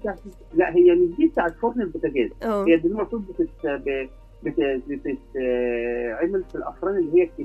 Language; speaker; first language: Arabic; native; Arabic